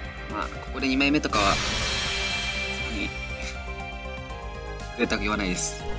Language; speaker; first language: Japanese; native; Japanese